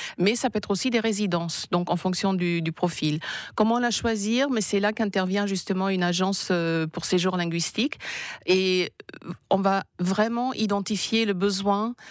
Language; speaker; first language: French; non-native, fluent; German